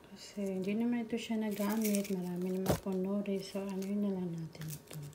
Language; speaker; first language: Filipino; native; Filipino